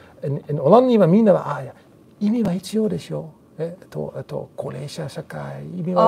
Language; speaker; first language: Japanese; non-native, learner; Dutch